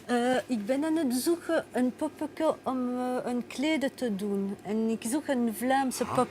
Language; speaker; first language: Dutch; non-native, local second language; French